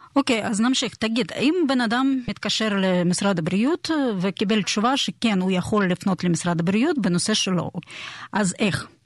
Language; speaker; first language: Hebrew; non-native, fluent; Russian